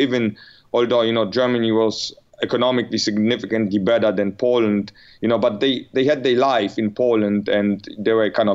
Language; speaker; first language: English; non-native, fluent; Polish